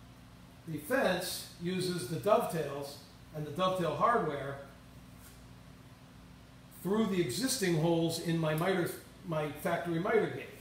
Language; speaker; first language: English; native; English